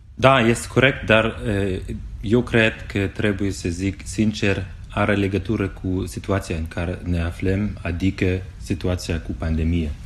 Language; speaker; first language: Romanian; non-native, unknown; German